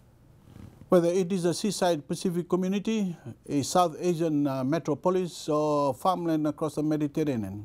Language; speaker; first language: English; non-native, local second language; Fijian